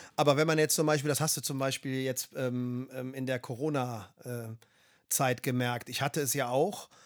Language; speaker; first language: German; native; German